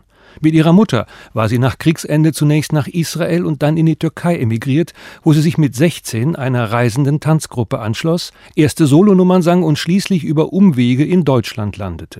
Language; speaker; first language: German; native; German